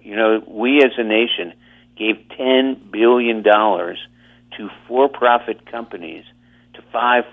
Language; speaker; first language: English; native; English